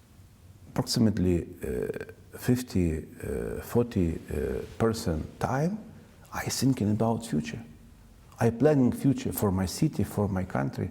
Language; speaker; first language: English; non-native, learner; Ukrainian